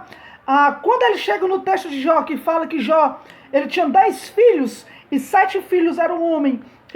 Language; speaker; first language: Portuguese; native; Portuguese